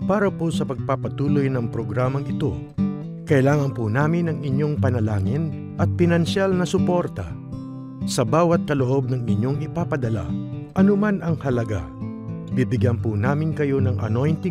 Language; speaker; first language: Filipino; native; Filipino